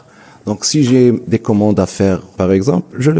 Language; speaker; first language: French; non-native, local second language; Arabic